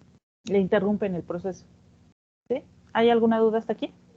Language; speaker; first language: Spanish; native; Spanish